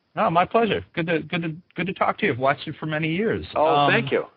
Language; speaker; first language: English; native; English